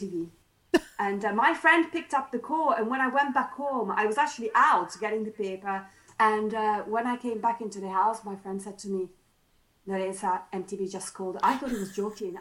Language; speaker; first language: English; non-native, fluent; Italian